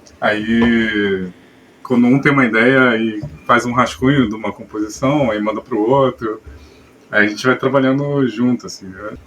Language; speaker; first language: Portuguese; native; Portuguese